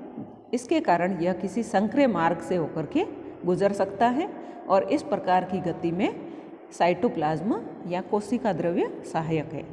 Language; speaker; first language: Hindi; native; Hindi